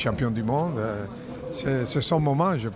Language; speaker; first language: French; non-native, fluent; Italian